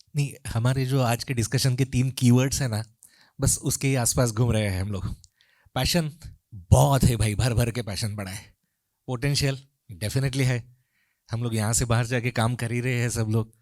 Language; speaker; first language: Hindi; non-native, local second language; Marathi